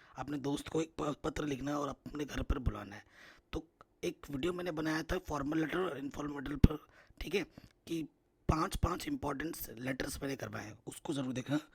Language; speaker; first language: Hindi; native; Hindi